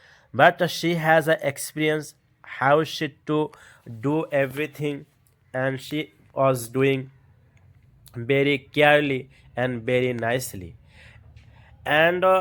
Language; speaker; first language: English; non-native, learner; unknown